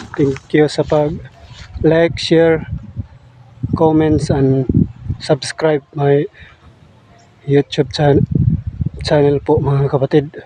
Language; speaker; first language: Filipino; non-native, local second language; Cebuano